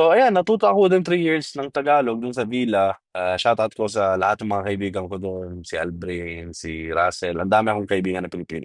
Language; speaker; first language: Filipino; non-native, fluent; Arabic